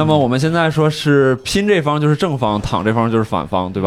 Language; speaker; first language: Chinese; native; Chinese